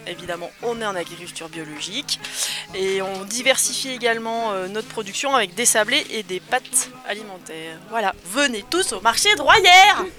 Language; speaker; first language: French; native; French